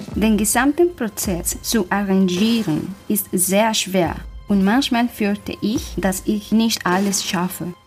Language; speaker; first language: German; non-native, fluent; Spanish